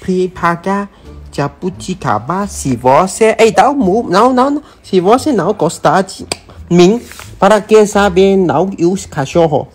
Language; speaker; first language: Portuguese; non-native, learner; Chinese